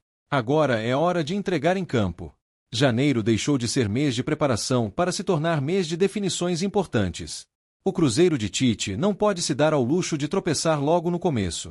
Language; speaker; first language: Portuguese; native; Portuguese